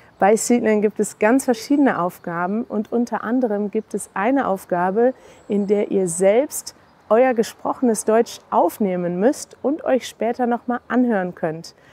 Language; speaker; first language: German; native; German